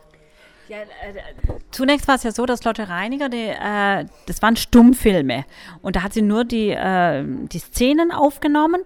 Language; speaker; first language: German; native; German